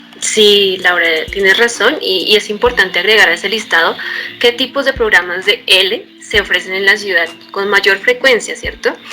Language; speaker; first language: Spanish; native; Spanish